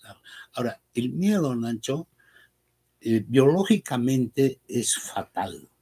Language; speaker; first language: Spanish; native; Spanish